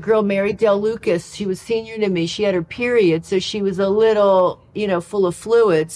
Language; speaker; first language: English; native; English